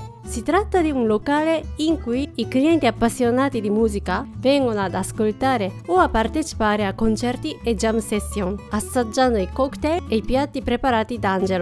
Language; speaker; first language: Italian; non-native, fluent; Japanese